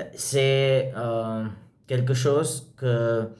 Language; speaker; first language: French; non-native, learner; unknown